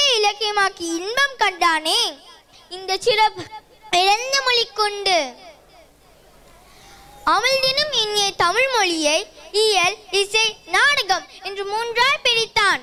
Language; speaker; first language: Tamil; early bilingual, heritage; Tamil